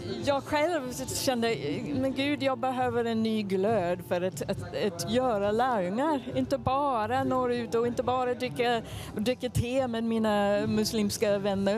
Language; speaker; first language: Swedish; non-native, fluent; English